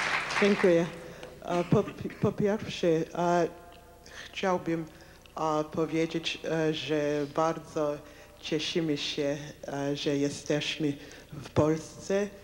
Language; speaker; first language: Polish; non-native, learner; English